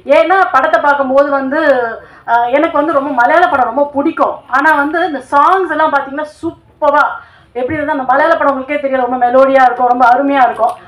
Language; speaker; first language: Tamil; non-native, local second language; Telugu